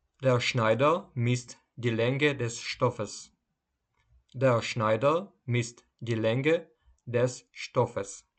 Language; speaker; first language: German; non-native, fluent; Ukrainian